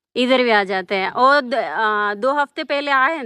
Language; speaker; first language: Hindi; non-native, local second language; Telugu